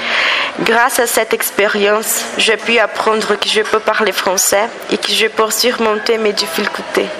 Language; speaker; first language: French; non-native, learner; Portuguese